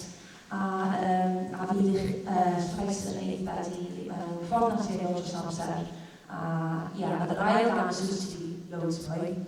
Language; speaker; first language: Welsh; native; Welsh